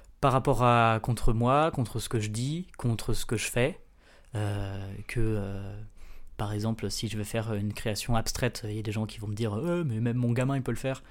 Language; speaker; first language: French; native; French